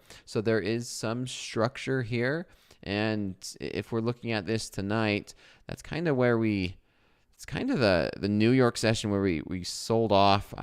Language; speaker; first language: English; native; English